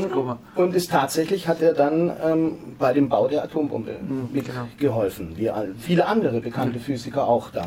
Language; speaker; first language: German; native; German